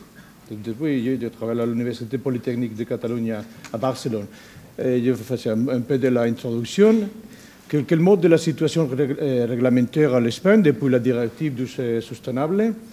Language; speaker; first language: French; non-native, learner; Spanish